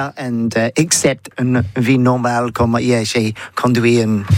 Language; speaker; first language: French; non-native, learner; English